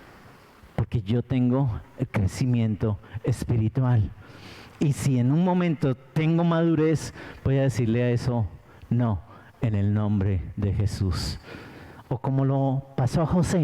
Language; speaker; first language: Spanish; native; Spanish